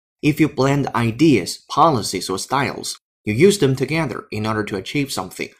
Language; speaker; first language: English; non-native, fluent; Chinese